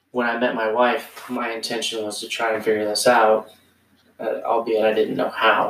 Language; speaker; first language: English; native; English